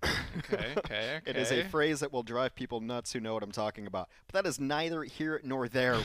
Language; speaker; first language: English; native; English